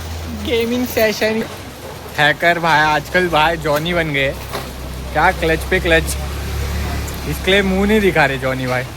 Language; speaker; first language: Hindi; native; Hindi